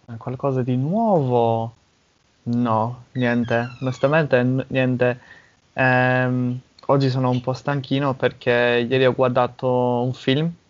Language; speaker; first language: Italian; non-native, fluent; English